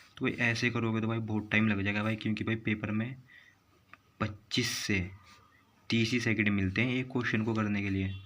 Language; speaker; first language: Hindi; native; Hindi